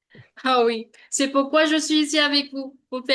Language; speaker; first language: French; non-native, learner; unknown